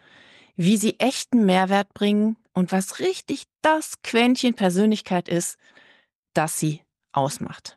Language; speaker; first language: German; native; German